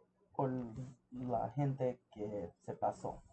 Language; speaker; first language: Spanish; early bilingual, heritage; English